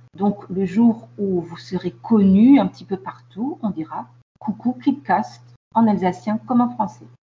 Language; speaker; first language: French; non-native, local second language; Swiss German